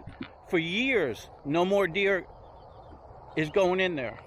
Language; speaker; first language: English; native; English